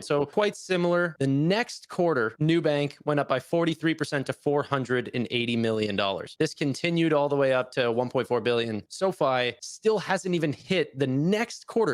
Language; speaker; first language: English; native; English